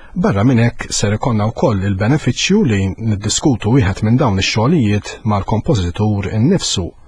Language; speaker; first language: Maltese; native; Maltese